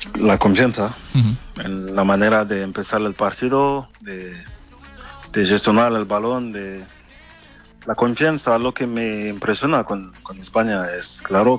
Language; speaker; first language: Spanish; non-native, fluent; French